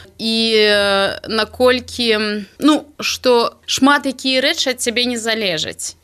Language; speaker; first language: Belarusian; non-native, local second language; Russian